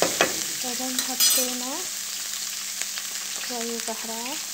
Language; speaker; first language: Arabic; non-native, local second language; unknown